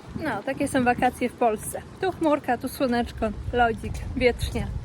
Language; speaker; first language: Polish; native; Polish